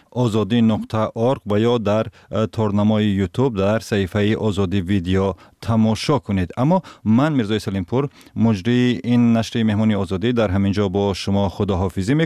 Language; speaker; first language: Tajik; native; Tajik